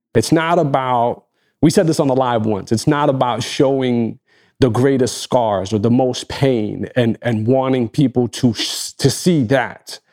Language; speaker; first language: English; non-native, fluent; Arabic